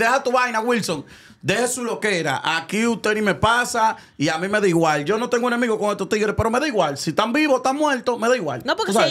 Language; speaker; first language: Spanish; native; Spanish